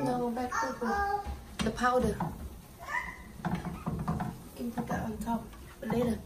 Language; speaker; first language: English; non-native, learner; Thai